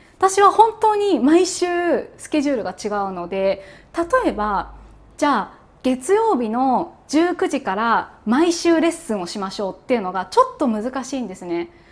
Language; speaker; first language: Japanese; native; Japanese